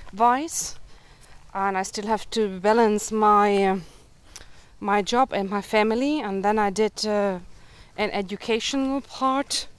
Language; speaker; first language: English; early bilingual, heritage; German